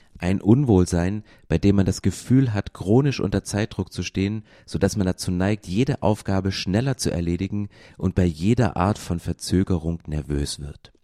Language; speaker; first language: German; native; German